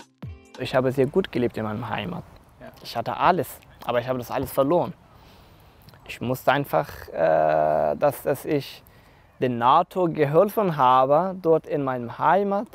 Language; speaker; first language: German; non-native, learner; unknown